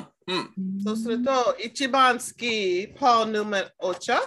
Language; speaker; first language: Japanese; non-native, learner; English